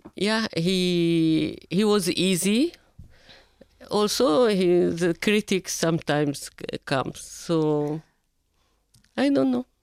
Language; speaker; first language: English; non-native, fluent; Arabic